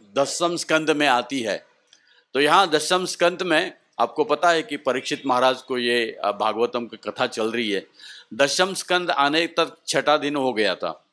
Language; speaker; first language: Hindi; non-native, local second language; Marathi